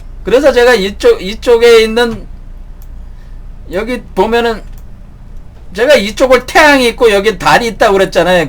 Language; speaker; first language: Korean; native; Korean